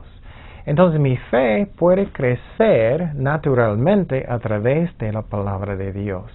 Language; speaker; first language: Spanish; non-native, fluent; English